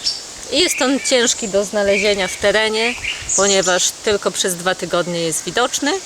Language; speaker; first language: Polish; native; Polish